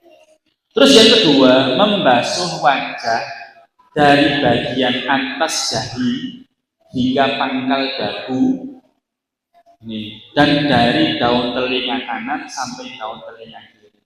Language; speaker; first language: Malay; non-native, local second language; Javanese